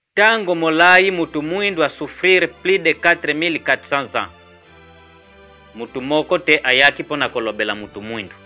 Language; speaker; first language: Lingala; non-native, local second language; Kongo